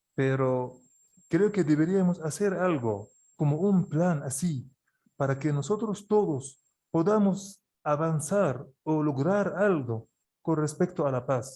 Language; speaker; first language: Spanish; non-native, fluent; Arabic